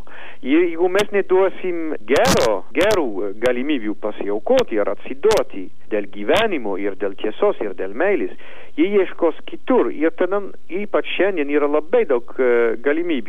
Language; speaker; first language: Lithuanian; non-native, learner; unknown